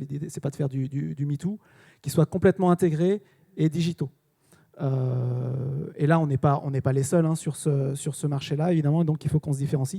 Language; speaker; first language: French; native; French